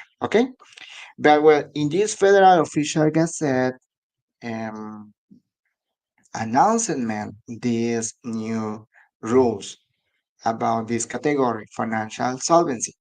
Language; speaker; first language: English; non-native, learner; Spanish